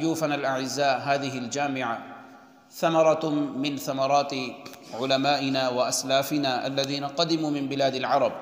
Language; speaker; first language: Arabic; non-native, fluent; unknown